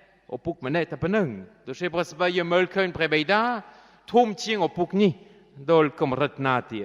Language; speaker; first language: Khmer; non-native, fluent; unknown